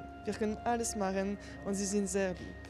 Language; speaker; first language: German; non-native, local second language; French